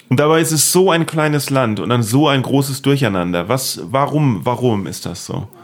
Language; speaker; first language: German; native; German